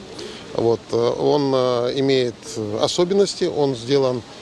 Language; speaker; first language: Russian; native; Russian